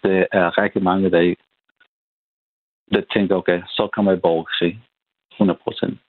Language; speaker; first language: Danish; non-native, fluent; Persian